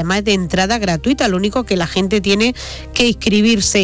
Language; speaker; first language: Spanish; native; Spanish